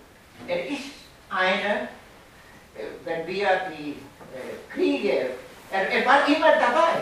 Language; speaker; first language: German; non-native, fluent; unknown